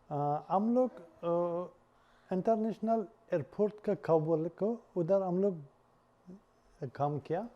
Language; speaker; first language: Hindi; non-native, learner; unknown